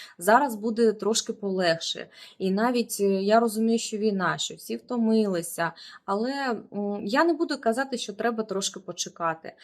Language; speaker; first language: Ukrainian; non-native, local second language; Russian